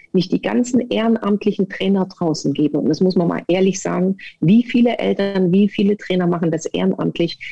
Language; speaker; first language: German; native; German